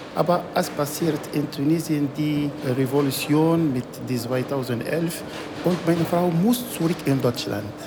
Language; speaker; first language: German; non-native, learner; Arabic